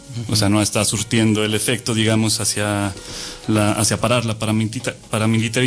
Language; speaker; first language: Spanish; native; Spanish